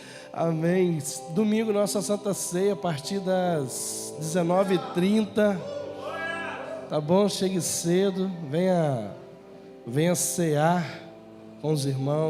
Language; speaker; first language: Portuguese; native; Portuguese